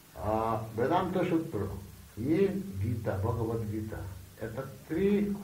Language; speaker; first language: Russian; non-native, learner; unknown